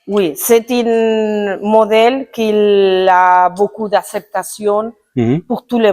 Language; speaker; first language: French; non-native, learner; Spanish